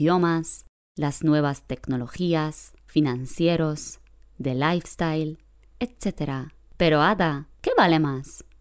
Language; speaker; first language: Spanish; non-native, fluent; Polish